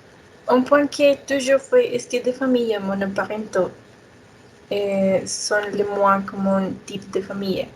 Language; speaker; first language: French; non-native, learner; Spanish